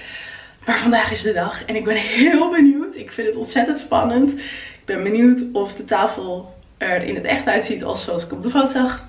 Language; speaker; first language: Dutch; native; Dutch